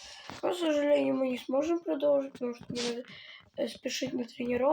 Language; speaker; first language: Russian; native; Russian